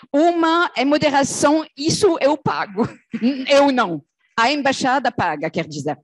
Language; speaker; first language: Portuguese; non-native, fluent; French